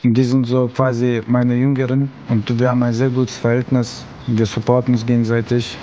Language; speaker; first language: German; early bilingual, other home language; Russian